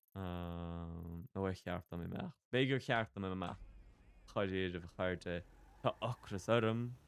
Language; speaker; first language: Irish; native; Irish